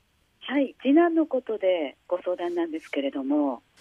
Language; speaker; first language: Japanese; native; Japanese